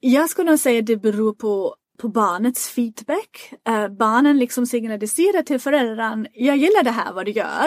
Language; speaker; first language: Swedish; non-native, fluent; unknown